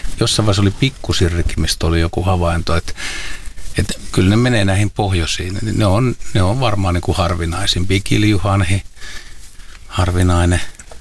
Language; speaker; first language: Finnish; native; Finnish